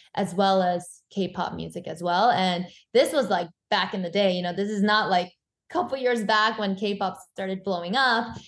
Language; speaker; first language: English; early bilingual, other home language; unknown